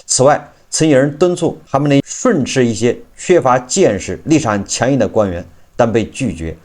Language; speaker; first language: Chinese; native; Chinese